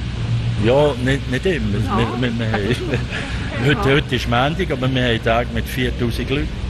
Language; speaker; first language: German; non-native, learner; Swiss German